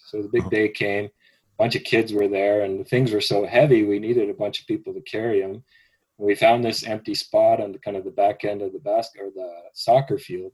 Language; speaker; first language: English; native; English